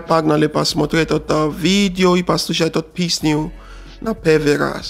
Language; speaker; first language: Russian; non-native, learner; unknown